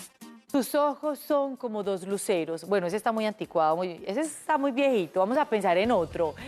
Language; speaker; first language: Spanish; native; Spanish